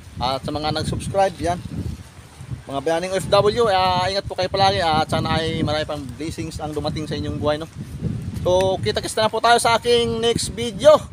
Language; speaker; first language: Filipino; non-native, local second language; Cebuano